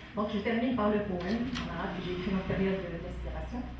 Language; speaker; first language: French; non-native, local second language; Arabic